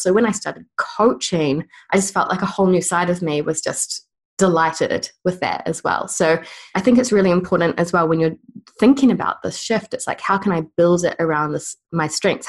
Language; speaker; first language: English; native; English